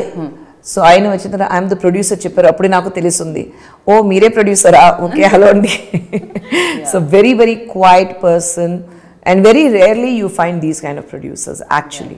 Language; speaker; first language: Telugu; non-native, fluent; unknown